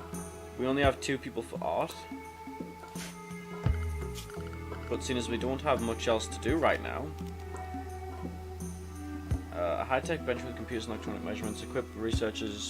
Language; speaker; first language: English; native; English